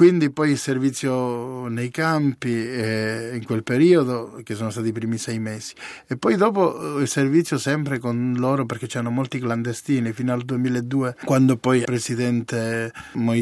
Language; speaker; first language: Italian; native; Italian